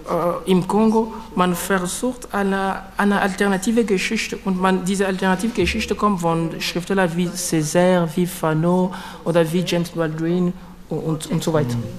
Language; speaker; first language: German; non-native, learner; French